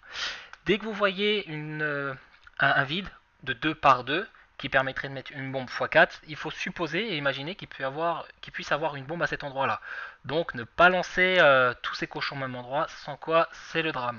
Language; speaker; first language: French; native; French